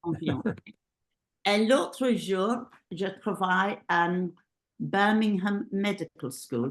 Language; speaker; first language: French; non-native, learner; English